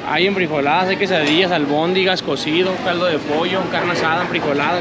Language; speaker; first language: Spanish; native; Spanish